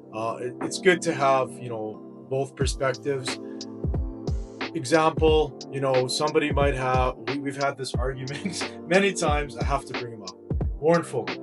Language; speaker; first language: English; native; English